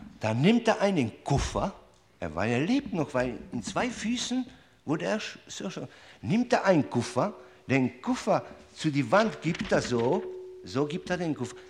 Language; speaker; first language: German; non-native, learner; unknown